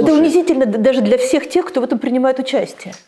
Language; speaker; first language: Russian; native; Russian